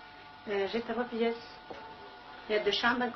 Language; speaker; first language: French; non-native, learner; Kabyle